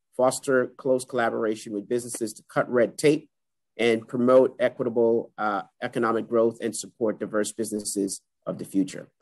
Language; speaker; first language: English; native; English